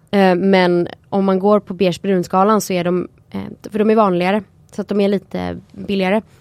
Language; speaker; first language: Swedish; native; Swedish